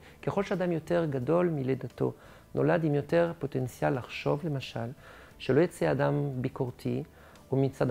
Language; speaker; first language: Hebrew; non-native, fluent; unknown